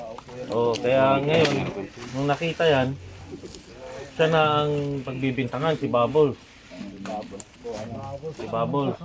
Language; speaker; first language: Filipino; native; Filipino